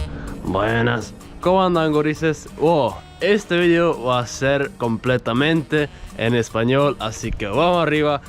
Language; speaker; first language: Spanish; non-native, fluent; Estonian